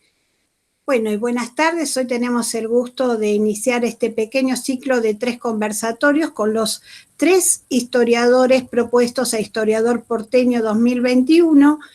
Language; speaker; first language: Spanish; native; Spanish